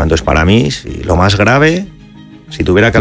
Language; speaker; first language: Spanish; native; Spanish